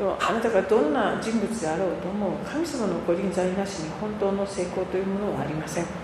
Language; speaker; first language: Japanese; native; Japanese